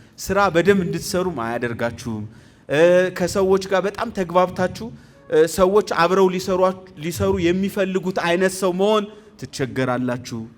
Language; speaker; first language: Amharic; native; Amharic